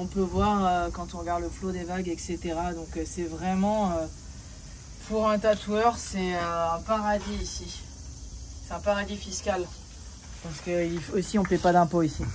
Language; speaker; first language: French; native; French